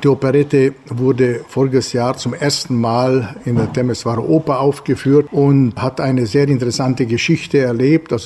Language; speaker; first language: German; native; German